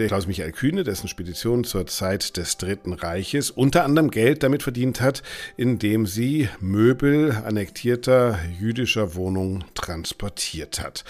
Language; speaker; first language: German; native; German